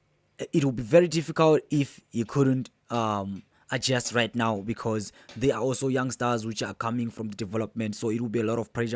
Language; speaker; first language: English; non-native, local second language; Zulu